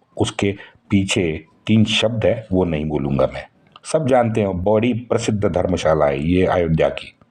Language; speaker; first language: Hindi; non-native, local second language; Marathi